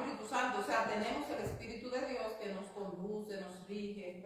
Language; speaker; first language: Spanish; native; Spanish